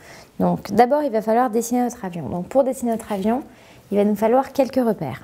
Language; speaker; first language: French; native; French